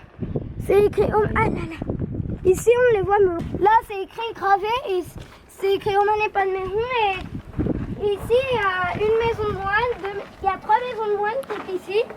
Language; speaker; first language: French; early bilingual, heritage; French